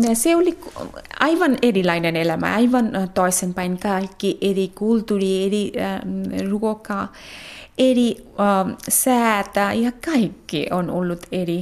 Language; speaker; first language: Finnish; non-native, fluent; Bangla